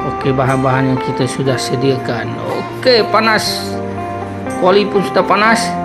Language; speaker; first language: Malay; non-native, local second language; Iban